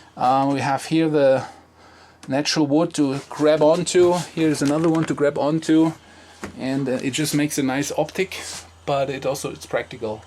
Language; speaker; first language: English; non-native, fluent; German